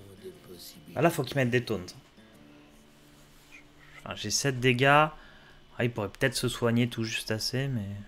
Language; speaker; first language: French; native; French